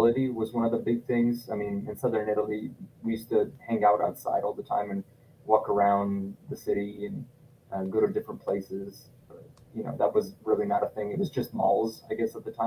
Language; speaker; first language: English; non-native, fluent; Italian